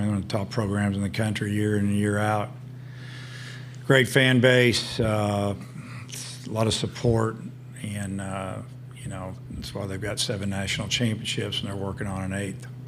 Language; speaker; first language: English; native; English